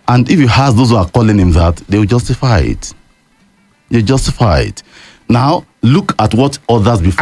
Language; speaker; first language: English; non-native, local second language; Yoruba